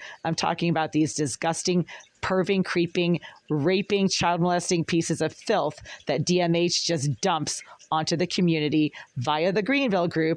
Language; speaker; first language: English; native; English